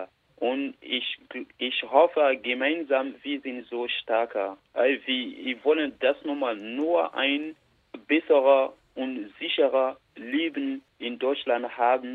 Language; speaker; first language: German; non-native, learner; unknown